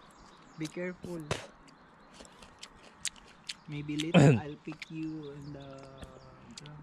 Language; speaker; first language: English; non-native, learner; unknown